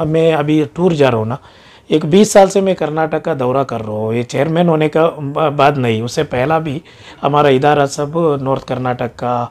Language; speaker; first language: Hindi; non-native, local second language; Urdu